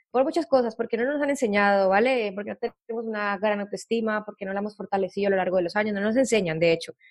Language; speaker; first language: Spanish; native; Spanish